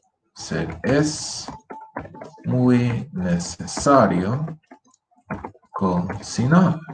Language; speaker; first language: Spanish; non-native, fluent; English